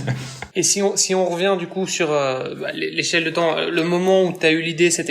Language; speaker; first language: French; native; French